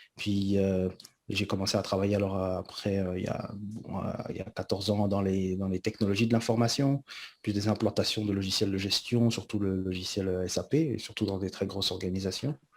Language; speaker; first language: French; early bilingual, other home language; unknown